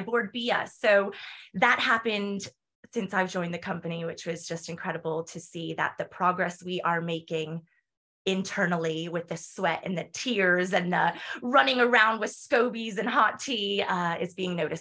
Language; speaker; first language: English; native; English